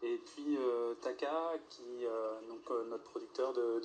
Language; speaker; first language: French; native; French